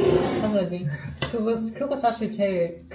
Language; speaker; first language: Korean; non-native, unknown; German